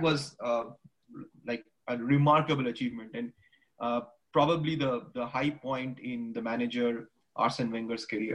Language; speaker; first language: English; non-native, local second language; Bangla